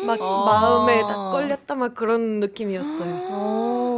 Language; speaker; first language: Korean; non-native, fluent; Spanish